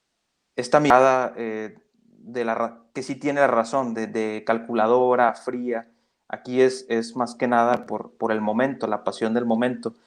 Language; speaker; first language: Spanish; native; Spanish